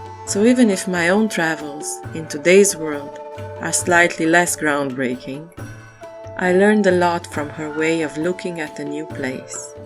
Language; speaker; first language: English; non-native, fluent; French